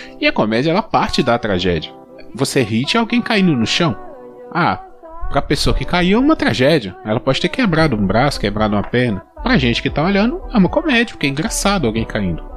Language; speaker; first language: Portuguese; native; Portuguese